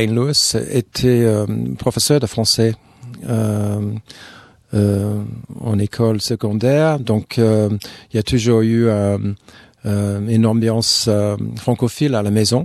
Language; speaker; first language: French; non-native, fluent; English